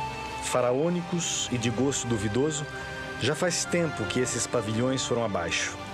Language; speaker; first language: Portuguese; native; Portuguese